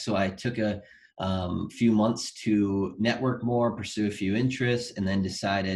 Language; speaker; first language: English; native; English